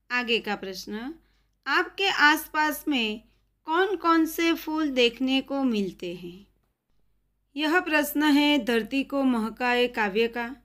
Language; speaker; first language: Hindi; non-native, local second language; Gujarati